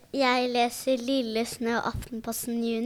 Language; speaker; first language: Norwegian; early bilingual, other home language; French